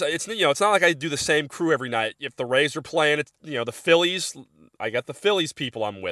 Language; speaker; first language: English; native; English